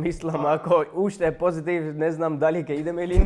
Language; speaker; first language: Macedonian; non-native, learner; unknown